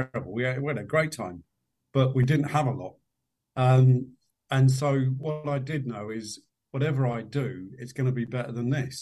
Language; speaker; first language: English; native; English